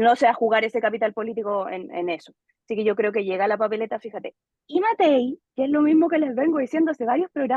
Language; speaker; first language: Spanish; native; Spanish